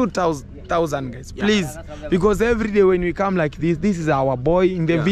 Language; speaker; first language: English; non-native, learner; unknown